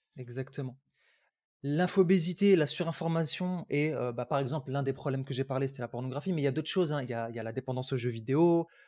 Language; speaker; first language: French; early bilingual, other home language; Arabic